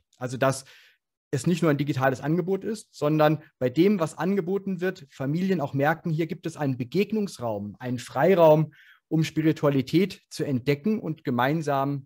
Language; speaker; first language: German; native; German